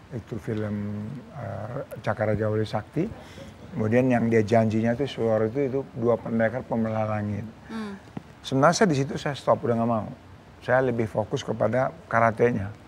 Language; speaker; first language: Indonesian; native; Indonesian